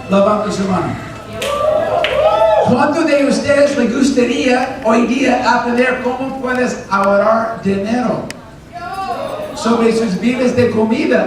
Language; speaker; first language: Spanish; non-native, fluent; English